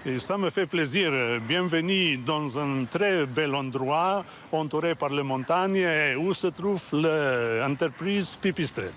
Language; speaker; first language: French; non-native, fluent; Slovenian